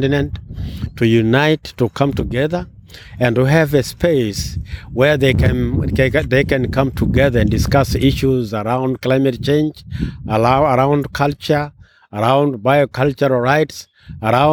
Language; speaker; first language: English; non-native, local second language; Masai